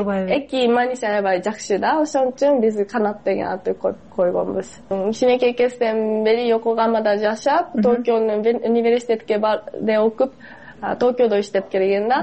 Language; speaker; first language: Kyrgyz; non-native, fluent; Japanese